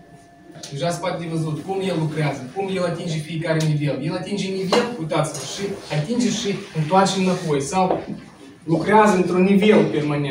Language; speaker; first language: Romanian; non-native, local second language; Russian